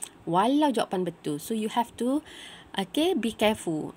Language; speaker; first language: English; non-native, local second language; Malay